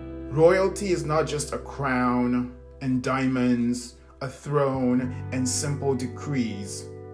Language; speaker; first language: English; native; English